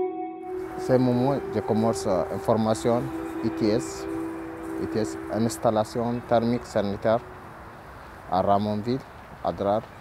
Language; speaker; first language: French; non-native, learner; Oromo